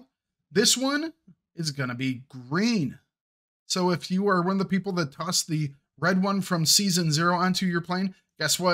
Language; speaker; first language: English; native; English